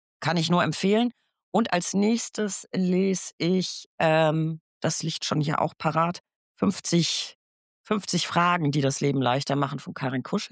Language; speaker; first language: German; native; German